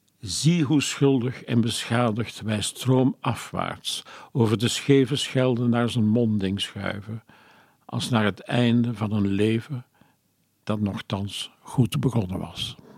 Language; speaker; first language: Dutch; non-native, local second language; French